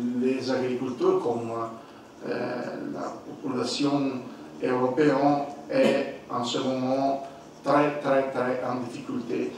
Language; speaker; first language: French; non-native, learner; Italian